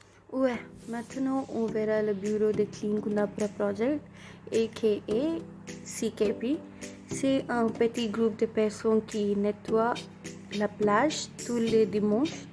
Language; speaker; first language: French; non-native, fluent; Konkani